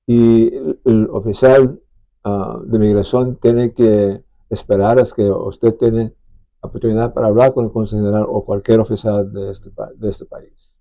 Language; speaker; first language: Spanish; early bilingual, other home language; English